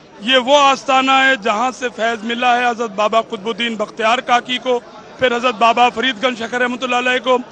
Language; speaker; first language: Urdu; native; Urdu